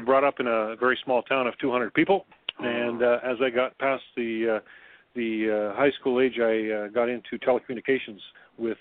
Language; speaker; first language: English; native; English